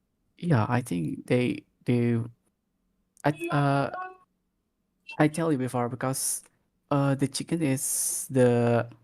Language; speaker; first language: English; non-native, learner; Indonesian